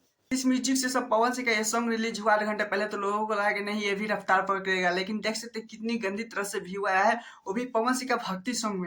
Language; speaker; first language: Hindi; non-native, local second language; Bhojpuri